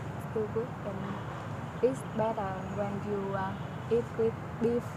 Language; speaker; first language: English; non-native, learner; Vietnamese